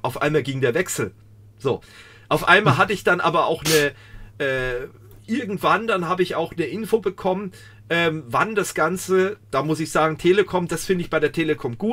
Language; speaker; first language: German; native; German